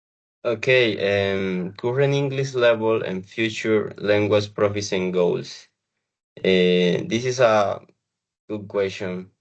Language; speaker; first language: English; non-native, learner; Spanish